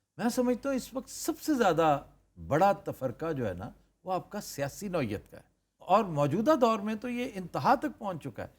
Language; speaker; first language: Urdu; non-native, local second language; Punjabi